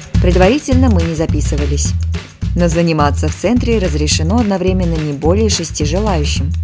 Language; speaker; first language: Russian; native; Russian